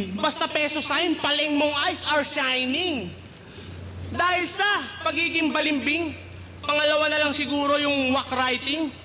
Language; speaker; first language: Filipino; native; Filipino